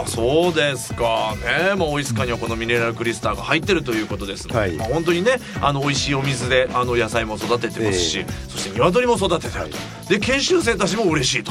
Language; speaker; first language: Japanese; native; Japanese